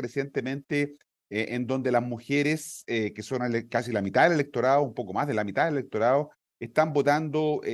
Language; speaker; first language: Spanish; native; Spanish